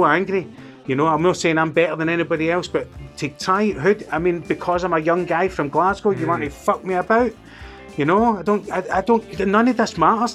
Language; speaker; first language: English; native; English